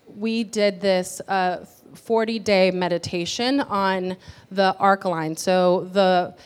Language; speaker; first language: English; early bilingual, other home language; Spanish